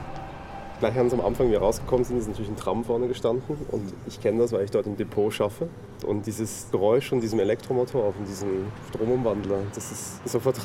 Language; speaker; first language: German; native; German